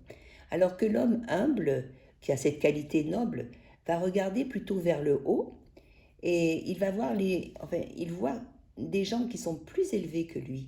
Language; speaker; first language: French; native; French